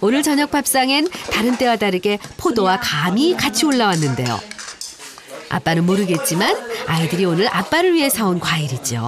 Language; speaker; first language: Korean; native; Korean